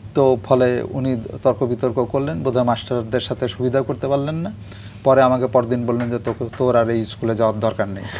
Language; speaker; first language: Bangla; native; Bangla